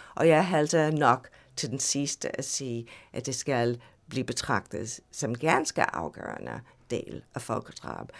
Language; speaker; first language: Danish; non-native, fluent; English